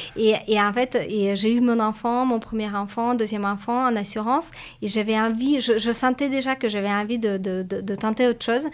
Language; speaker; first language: French; non-native, fluent; Russian